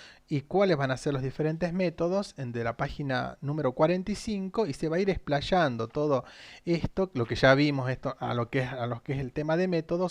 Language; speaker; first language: Spanish; native; Spanish